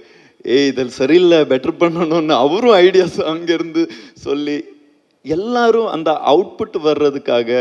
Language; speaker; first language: Tamil; non-native, fluent; Malayalam